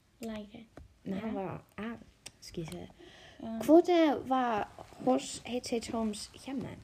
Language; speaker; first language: Danish; non-native, learner; Icelandic